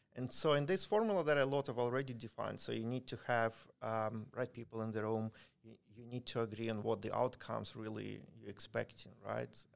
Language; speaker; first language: English; non-native, fluent; Ukrainian